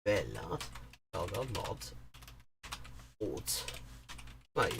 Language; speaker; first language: Swedish; non-native, learner; English